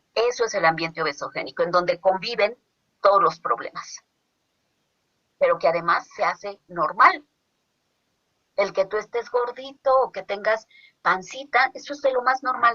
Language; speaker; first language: Spanish; native; Spanish